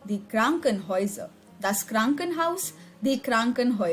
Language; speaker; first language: German; non-native, learner; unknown